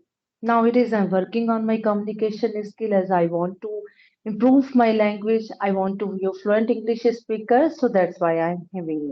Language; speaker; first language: English; non-native, local second language; Punjabi